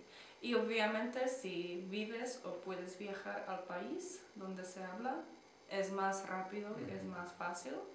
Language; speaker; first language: Spanish; non-native, fluent; Czech